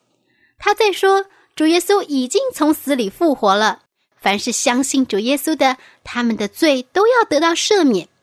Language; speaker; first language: Chinese; native; Chinese